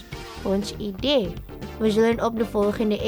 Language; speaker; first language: Dutch; non-native, learner; Indonesian